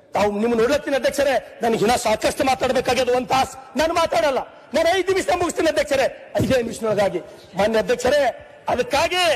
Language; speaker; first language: Kannada; native; Kannada